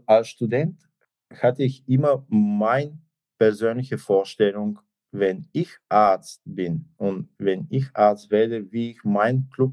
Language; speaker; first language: German; non-native, fluent; Bulgarian